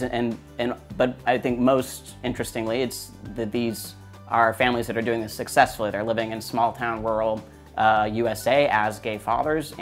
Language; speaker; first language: English; native; English